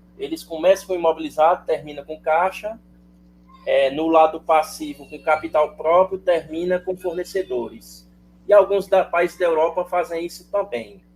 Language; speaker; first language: Portuguese; native; Portuguese